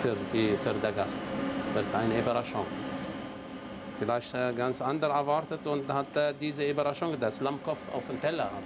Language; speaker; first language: German; non-native, learner; Arabic